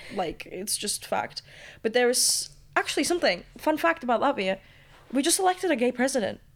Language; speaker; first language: English; early bilingual, other home language; Latvian